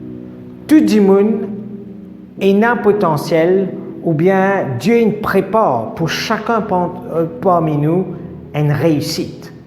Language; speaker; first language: French; non-native, learner; Morisyen